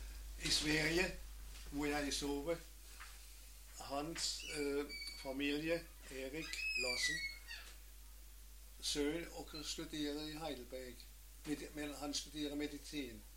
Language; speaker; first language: Norwegian; non-native, learner; German